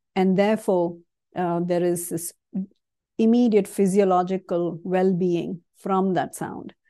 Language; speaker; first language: English; non-native, local second language; Kannada